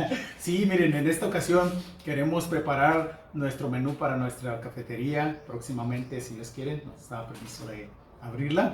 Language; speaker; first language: Spanish; native; Spanish